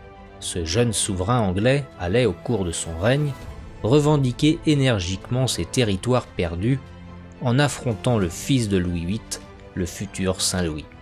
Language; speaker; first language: French; native; French